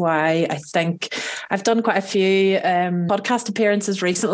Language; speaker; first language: English; native; English